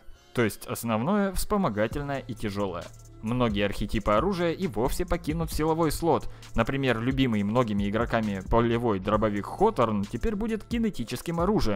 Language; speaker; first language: Russian; native; Russian